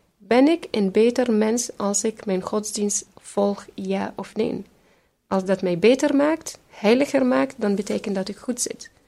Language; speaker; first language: Dutch; non-native, fluent; Syriac